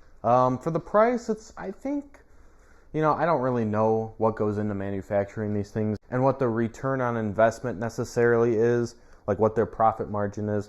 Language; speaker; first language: English; native; English